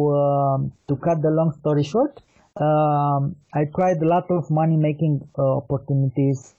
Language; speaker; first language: English; non-native, fluent; Romanian